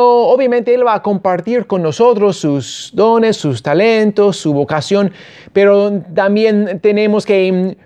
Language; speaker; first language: Spanish; non-native, fluent; English